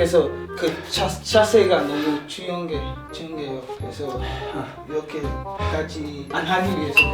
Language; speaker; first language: Korean; non-native, learner; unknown